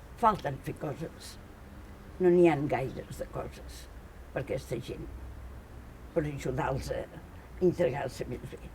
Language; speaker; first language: Catalan; native; Catalan